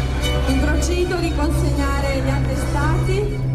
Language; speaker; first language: Italian; native; Italian